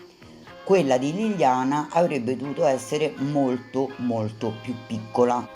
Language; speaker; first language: Italian; native; Italian